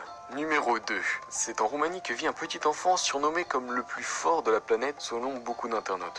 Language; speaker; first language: French; native; French